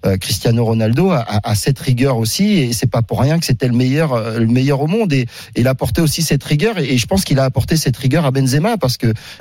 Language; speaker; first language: French; native; French